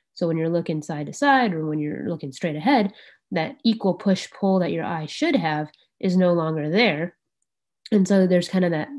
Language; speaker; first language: English; native; English